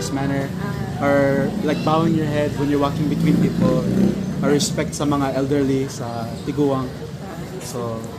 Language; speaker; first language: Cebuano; non-native, learner; English